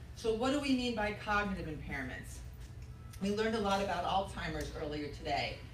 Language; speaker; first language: English; native; English